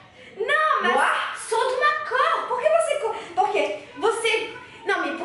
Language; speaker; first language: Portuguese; non-native, learner; French